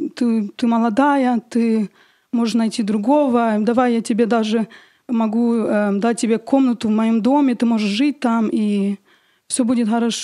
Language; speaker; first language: Russian; early bilingual, heritage; Russian